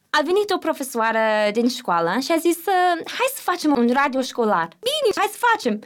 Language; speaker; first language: Romanian; non-native, learner; English